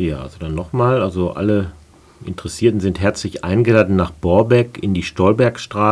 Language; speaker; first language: German; native; German